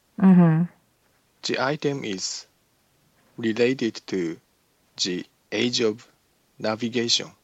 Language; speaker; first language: English; non-native, learner; Japanese